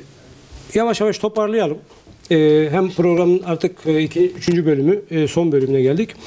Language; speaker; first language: Turkish; native; Turkish